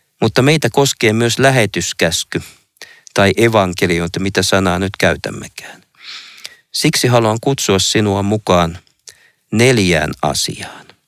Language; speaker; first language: Finnish; native; Finnish